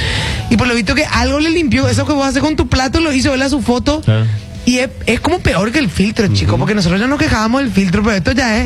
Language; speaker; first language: Spanish; native; Spanish